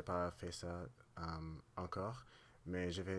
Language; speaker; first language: French; non-native, learner; English